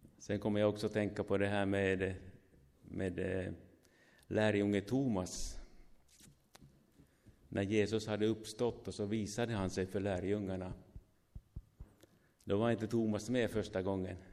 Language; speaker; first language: Swedish; non-native, fluent; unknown